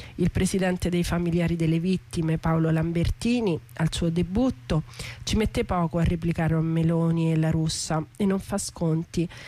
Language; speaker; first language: Italian; native; Italian